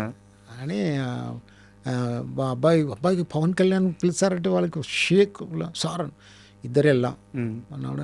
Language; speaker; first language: Telugu; non-native, fluent; Tamil